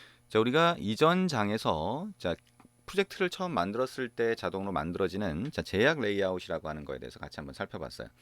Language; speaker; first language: Korean; native; Korean